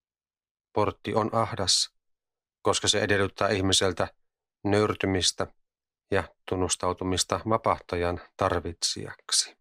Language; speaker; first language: Finnish; native; Finnish